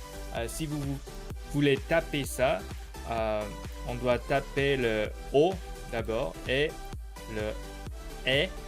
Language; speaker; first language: French; non-native, learner; Korean